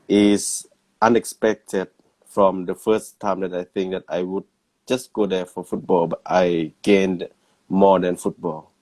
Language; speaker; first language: English; non-native, learner; Thai